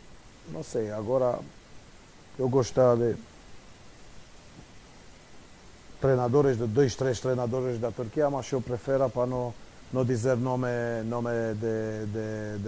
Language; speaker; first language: Portuguese; non-native, fluent; Romanian